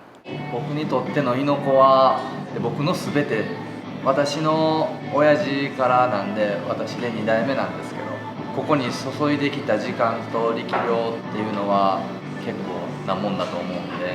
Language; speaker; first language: Japanese; native; Japanese